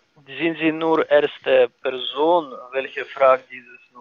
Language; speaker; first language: German; non-native, learner; Ukrainian